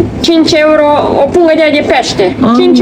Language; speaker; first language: Romanian; non-native, fluent; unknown